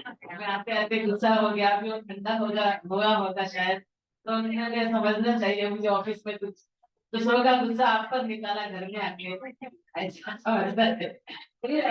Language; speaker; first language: Hindi; non-native, local second language; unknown